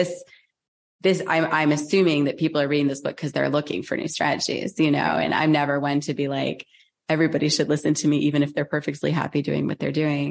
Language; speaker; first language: English; native; English